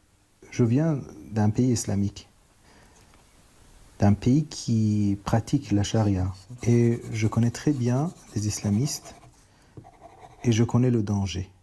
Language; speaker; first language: French; non-native, fluent; Persian